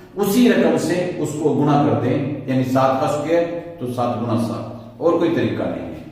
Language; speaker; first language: Hindi; non-native, local second language; Punjabi